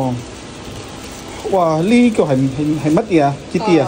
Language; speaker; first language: English; non-native, learner; Indonesian